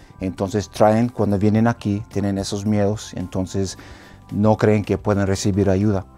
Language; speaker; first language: Spanish; non-native, fluent; English